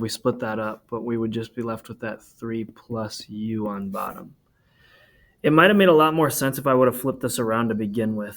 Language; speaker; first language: English; native; English